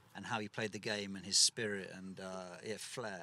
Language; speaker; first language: English; native; English